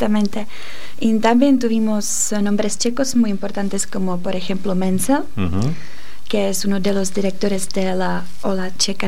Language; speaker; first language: Spanish; non-native, fluent; Czech